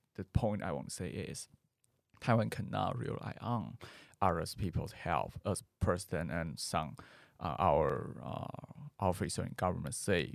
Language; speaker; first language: English; non-native, fluent; Chinese